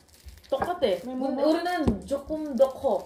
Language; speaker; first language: Korean; non-native, fluent; Filipino